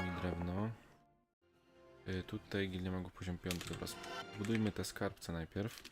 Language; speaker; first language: Polish; native; Polish